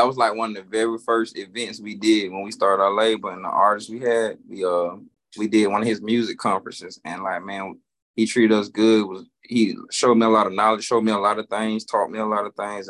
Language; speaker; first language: English; native; English